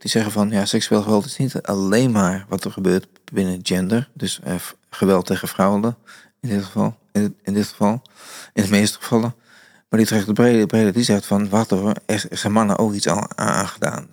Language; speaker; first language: Dutch; native; Dutch